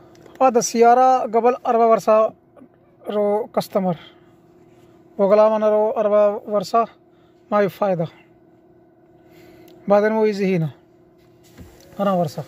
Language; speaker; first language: Arabic; non-native, learner; Urdu